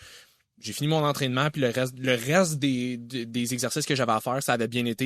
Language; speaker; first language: French; native; French